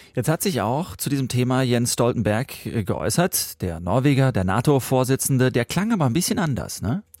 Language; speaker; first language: German; native; German